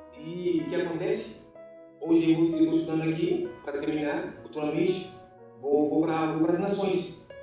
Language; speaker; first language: Portuguese; non-native, fluent; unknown